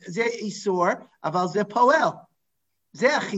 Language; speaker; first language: Hebrew; non-native, fluent; English